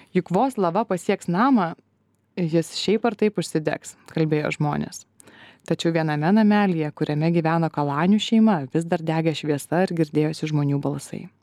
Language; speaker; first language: Lithuanian; native; Lithuanian